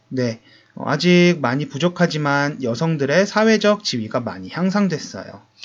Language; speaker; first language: Korean; native; Korean